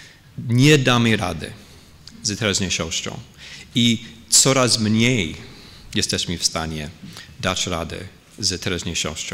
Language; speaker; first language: Polish; non-native, fluent; English